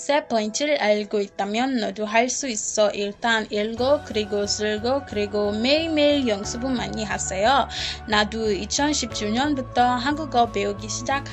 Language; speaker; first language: Korean; non-native, learner; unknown